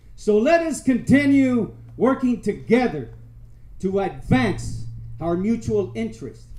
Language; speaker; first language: English; early bilingual, other home language; Spanish